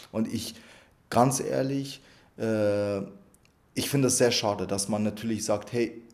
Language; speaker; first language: German; early bilingual, other home language; Arabic